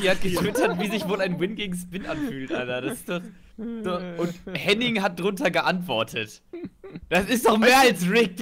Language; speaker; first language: German; native; German